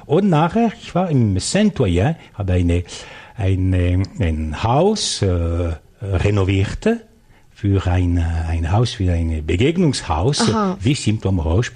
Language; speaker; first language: German; non-native, local second language; French